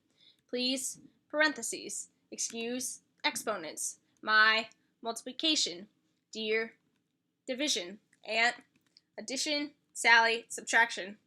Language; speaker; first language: English; native; English